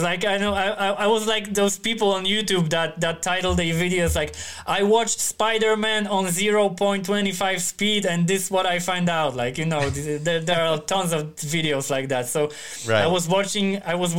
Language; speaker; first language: English; non-native, fluent; Polish